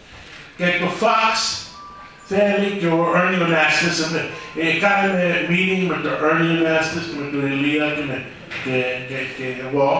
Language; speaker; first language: Greek; early bilingual, heritage; Greek